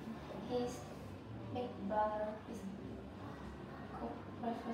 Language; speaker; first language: English; non-native, learner; Vietnamese